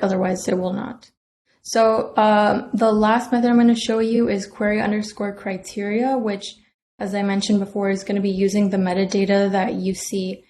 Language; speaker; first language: English; native; English